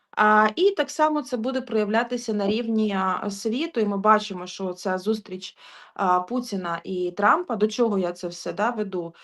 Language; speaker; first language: Ukrainian; non-native, local second language; Russian